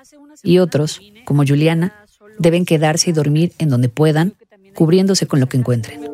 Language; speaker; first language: Spanish; native; Spanish